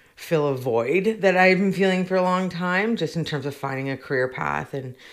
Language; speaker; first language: English; native; English